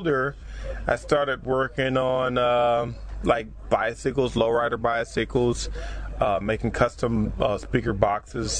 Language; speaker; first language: English; native; English